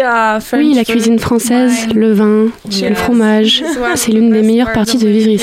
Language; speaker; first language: French; non-native, fluent; Polish